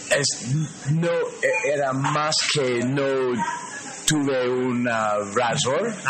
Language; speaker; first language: Spanish; non-native, learner; English